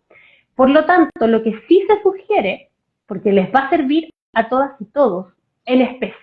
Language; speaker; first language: Spanish; native; Spanish